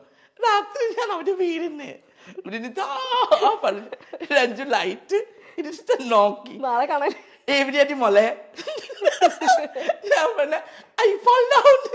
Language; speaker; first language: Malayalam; non-native, fluent; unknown